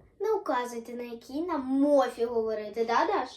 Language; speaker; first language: Ukrainian; non-native, local second language; Russian